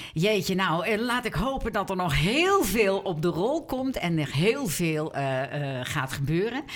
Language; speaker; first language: Dutch; native; Dutch